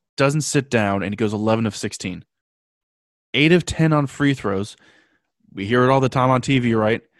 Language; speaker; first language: English; native; English